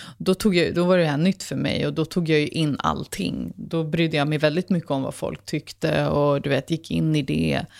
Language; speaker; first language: Swedish; early bilingual, other home language; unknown